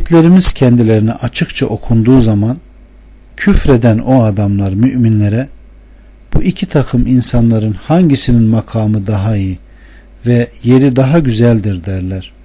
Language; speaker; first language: Turkish; native; Turkish